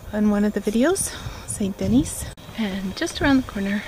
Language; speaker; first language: English; native; English